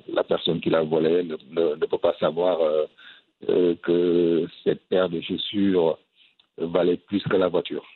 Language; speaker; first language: French; non-native, local second language; Wolof